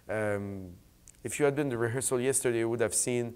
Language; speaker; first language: English; native; English